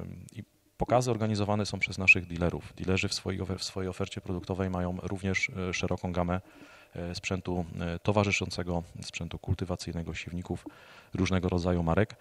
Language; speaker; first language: Polish; native; Polish